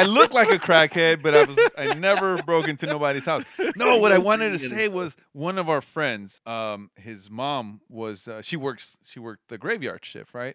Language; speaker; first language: English; early bilingual, other home language; Spanish